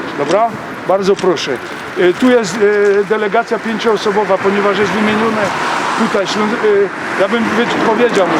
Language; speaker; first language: Polish; native; Polish